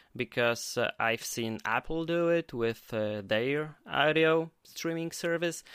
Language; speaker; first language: English; non-native, fluent; Polish